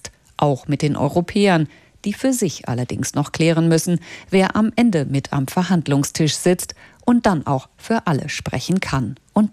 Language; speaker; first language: German; native; German